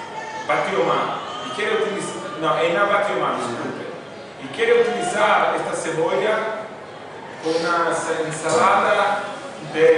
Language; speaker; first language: Spanish; non-native, fluent; Portuguese